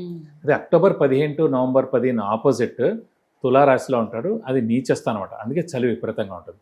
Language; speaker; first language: Telugu; native; Telugu